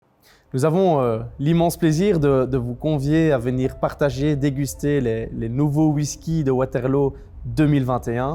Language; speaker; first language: French; native; French